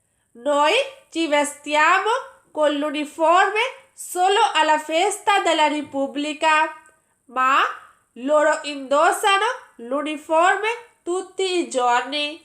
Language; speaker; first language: Italian; non-native, fluent; Urdu